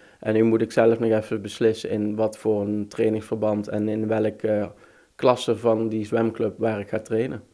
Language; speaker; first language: Dutch; native; Dutch